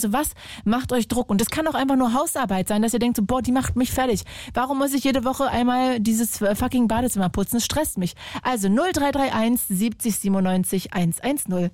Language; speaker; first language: German; native; German